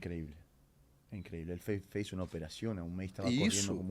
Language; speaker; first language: Portuguese; non-native, learner; Spanish